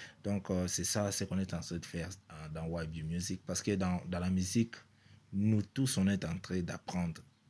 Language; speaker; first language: French; non-native, local second language; Lingala